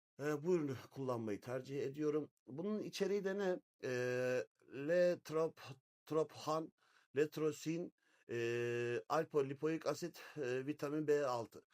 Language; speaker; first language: Turkish; native; Turkish